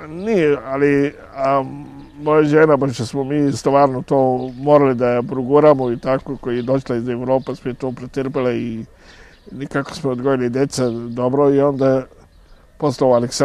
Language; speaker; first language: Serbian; non-native, fluent; Arabic